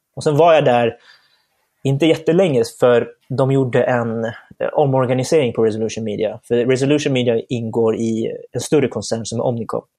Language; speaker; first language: Swedish; early bilingual, other home language; Bangla